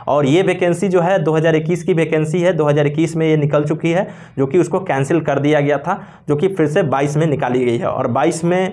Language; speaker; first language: Hindi; native; Hindi